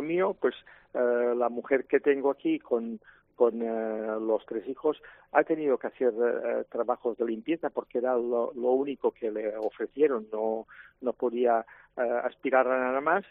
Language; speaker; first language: Spanish; non-native, local second language; Catalan